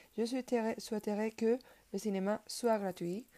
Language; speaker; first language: French; non-native, fluent; Spanish